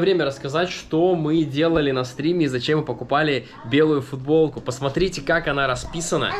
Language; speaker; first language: Russian; native; Russian